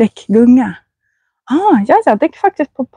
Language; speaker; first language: Swedish; non-native, fluent; Russian